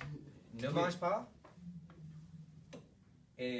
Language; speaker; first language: French; non-native, learner; English